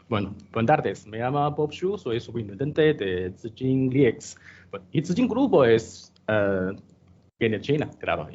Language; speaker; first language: Spanish; non-native, learner; Chinese